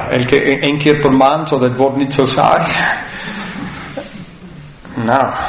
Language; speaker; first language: Dutch; non-native, fluent; English